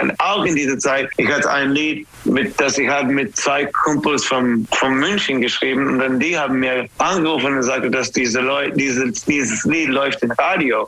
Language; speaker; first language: German; non-native, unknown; English